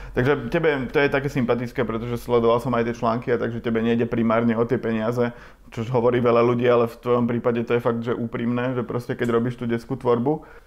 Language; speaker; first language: Slovak; native; Slovak